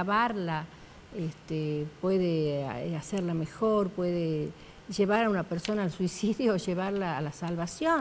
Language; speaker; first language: Spanish; native; Spanish